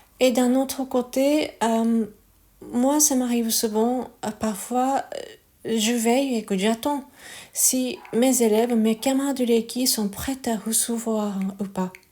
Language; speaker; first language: French; non-native, fluent; Japanese